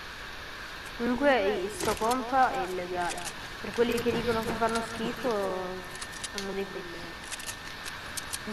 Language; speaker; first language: Italian; native; Italian